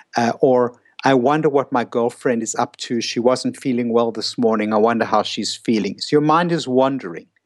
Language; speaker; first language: English; native; English